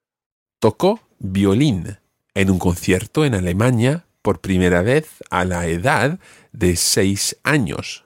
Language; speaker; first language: Spanish; non-native, fluent; English